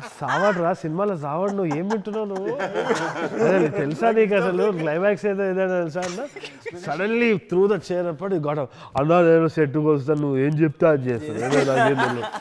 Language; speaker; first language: Telugu; native; Telugu